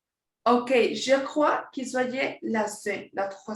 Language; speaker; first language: French; non-native, fluent; Spanish